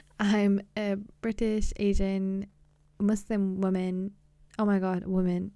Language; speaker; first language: English; early bilingual, other home language; Punjabi